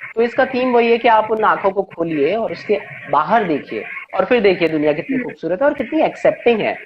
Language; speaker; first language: Hindi; native; Hindi